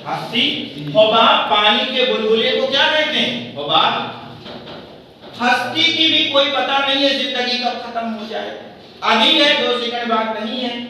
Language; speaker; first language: Urdu; native; Urdu